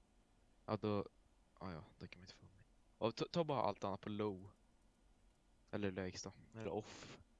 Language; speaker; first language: Swedish; native; Swedish